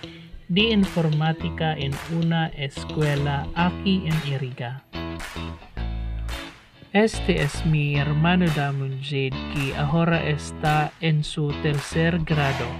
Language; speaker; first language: Spanish; non-native, learner; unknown